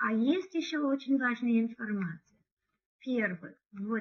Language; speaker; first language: Russian; non-native, learner; English